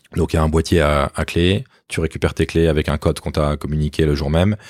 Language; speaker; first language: French; native; French